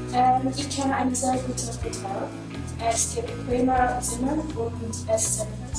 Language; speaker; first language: German; non-native, learner; English